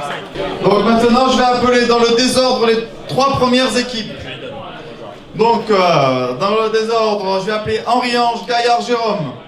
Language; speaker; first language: French; native; French